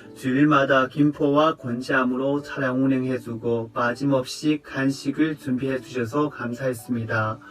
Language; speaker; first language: Korean; non-native, fluent; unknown